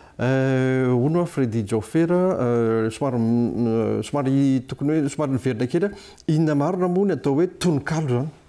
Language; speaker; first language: Malagasy; native; Malagasy